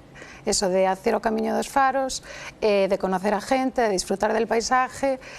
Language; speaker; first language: Spanish; native; Spanish